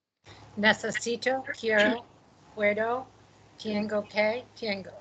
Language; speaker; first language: Spanish; non-native, learner; English